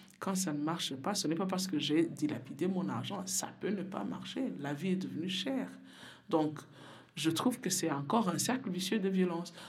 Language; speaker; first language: French; non-native, local second language; Rundi